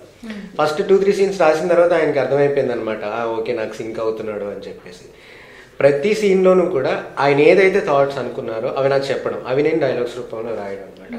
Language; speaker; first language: Telugu; native; Telugu